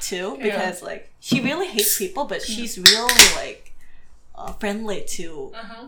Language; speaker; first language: English; non-native, learner; Korean